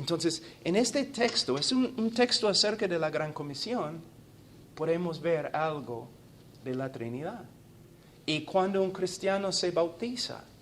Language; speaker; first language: Spanish; non-native, fluent; English